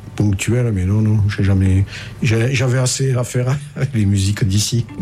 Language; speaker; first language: French; native; French